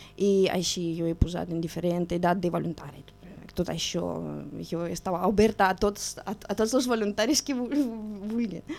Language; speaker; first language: Catalan; non-native, learner; Russian